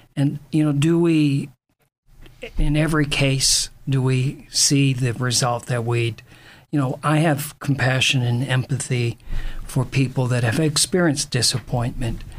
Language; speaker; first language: English; native; English